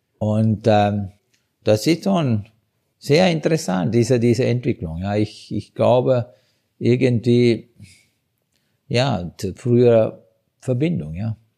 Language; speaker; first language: German; non-native, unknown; Sinhala